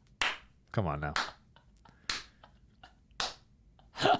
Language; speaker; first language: English; native; English